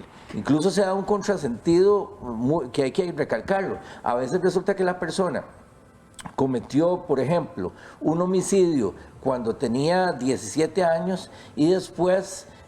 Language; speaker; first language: Spanish; native; Spanish